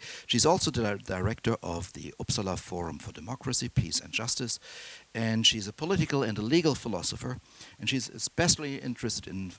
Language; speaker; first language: English; non-native, fluent; German